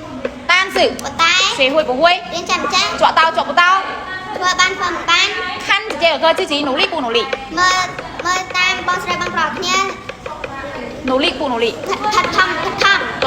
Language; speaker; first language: Chinese; non-native, fluent; Khmer